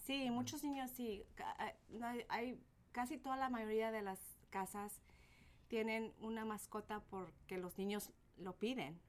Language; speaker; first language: Spanish; early bilingual, heritage; Spanish